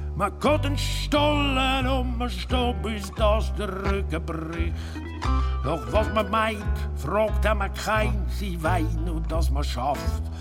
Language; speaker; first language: German; native; German